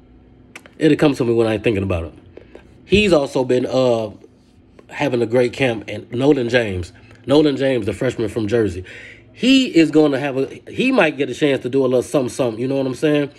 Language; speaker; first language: English; native; English